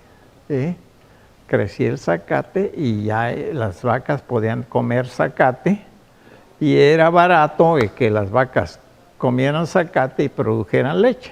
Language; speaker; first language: Spanish; native; Spanish